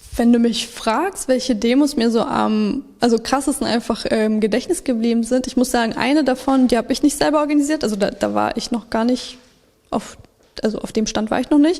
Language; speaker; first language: German; early bilingual, other home language; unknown